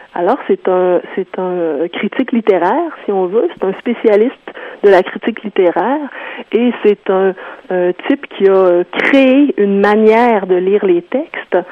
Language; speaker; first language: French; native; French